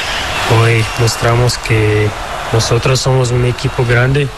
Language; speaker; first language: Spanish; non-native, learner; Portuguese